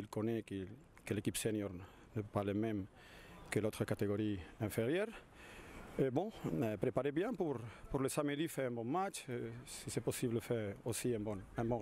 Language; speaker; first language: French; non-native, learner; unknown